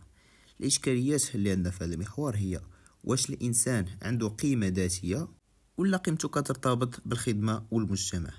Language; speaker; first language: Arabic; native; Arabic